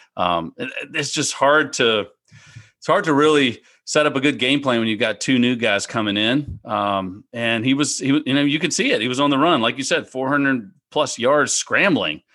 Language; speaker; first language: English; native; English